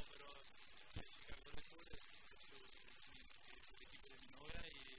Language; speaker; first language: Spanish; non-native, fluent; Portuguese